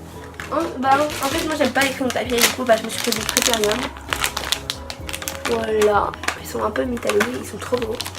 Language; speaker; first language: French; native; French